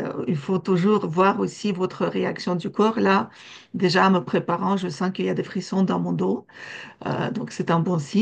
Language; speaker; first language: French; non-native, fluent; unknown